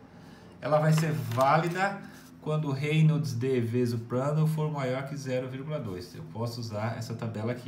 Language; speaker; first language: Portuguese; native; Portuguese